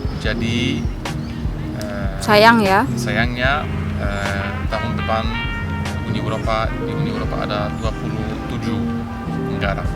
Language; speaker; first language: Indonesian; non-native, fluent; Polish